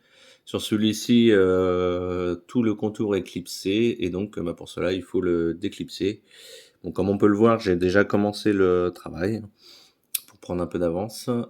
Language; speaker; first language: French; native; French